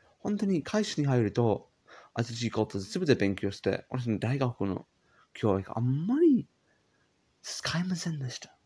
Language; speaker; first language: Japanese; non-native, learner; English